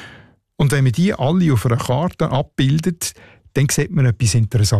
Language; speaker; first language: German; native; German